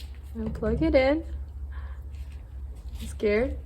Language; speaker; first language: English; native; English